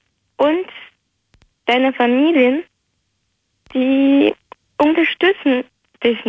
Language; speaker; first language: German; non-native, fluent; Chinese